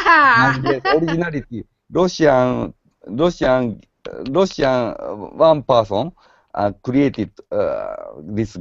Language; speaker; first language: English; non-native, learner; Japanese